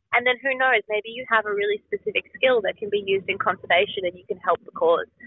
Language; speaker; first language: English; native; English